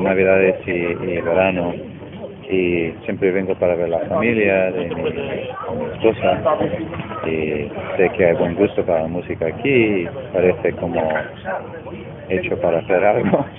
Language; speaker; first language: Spanish; non-native, fluent; English